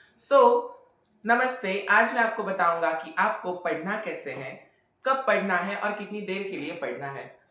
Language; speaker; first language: Hindi; non-native, local second language; Marathi